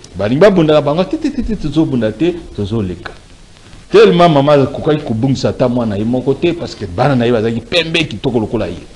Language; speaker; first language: Lingala; non-native, local second language; Luba-Lulua